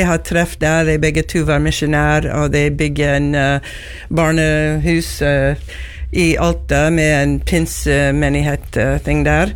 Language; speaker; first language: Norwegian; non-native, learner; English